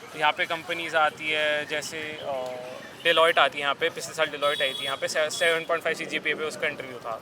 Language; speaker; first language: Hindi; native; Hindi